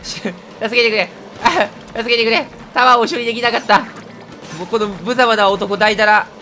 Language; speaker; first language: Japanese; native; Japanese